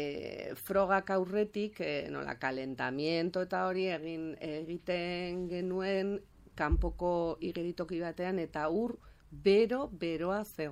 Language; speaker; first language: Basque; non-native, local second language; Spanish